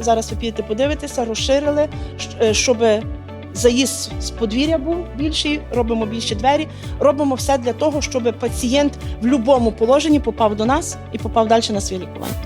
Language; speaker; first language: Ukrainian; native; Ukrainian